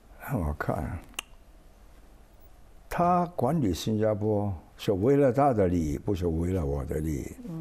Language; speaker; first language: Chinese; non-native, fluent; English